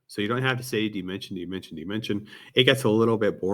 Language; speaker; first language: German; non-native, fluent; English